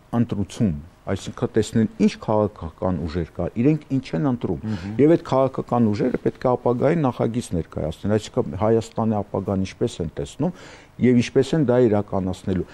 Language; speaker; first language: Armenian; native; Armenian